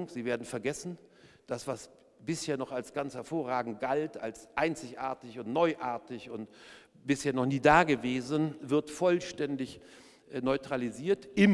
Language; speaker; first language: German; native; German